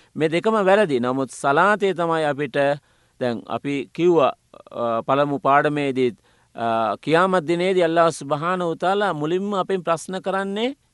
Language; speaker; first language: Sinhala; non-native, local second language; Tamil